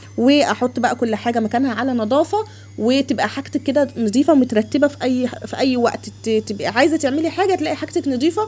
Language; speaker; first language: Arabic; native; Arabic